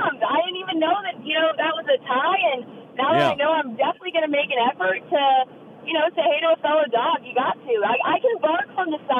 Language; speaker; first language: English; native; English